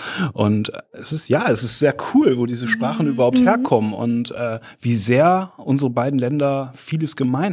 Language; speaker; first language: German; native; German